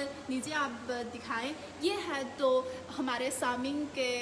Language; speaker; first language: Hindi; non-native, fluent; Chinese